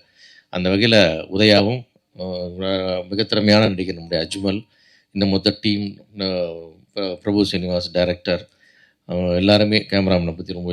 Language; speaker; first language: Tamil; native; Tamil